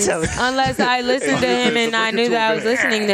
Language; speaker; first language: English; native; English